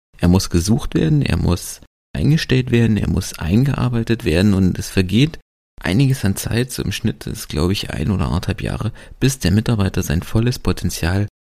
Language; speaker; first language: German; native; German